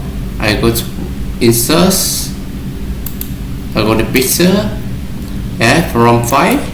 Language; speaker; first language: English; non-native, learner; Vietnamese